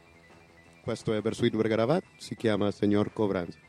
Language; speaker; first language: Italian; non-native, learner; Spanish